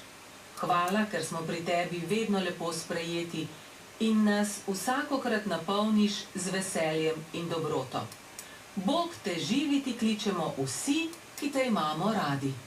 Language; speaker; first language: Slovenian; native; Slovenian